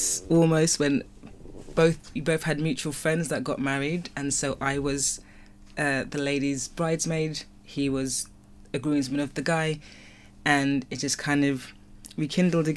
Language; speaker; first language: English; native; English